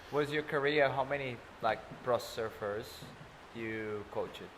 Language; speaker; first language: English; non-native, fluent; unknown